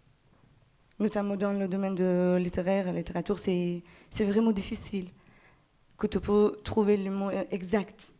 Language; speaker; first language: French; non-native, learner; Persian